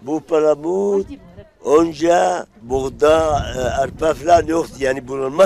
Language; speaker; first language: Turkish; non-native, local second language; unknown